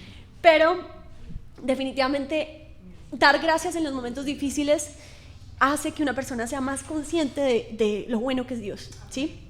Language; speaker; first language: Spanish; native; Spanish